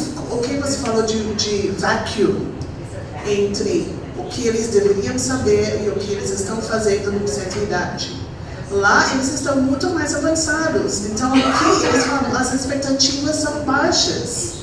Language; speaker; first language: Portuguese; non-native, fluent; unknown